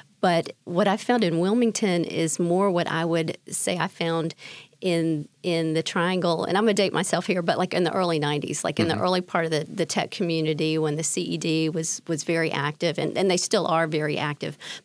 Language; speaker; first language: English; native; English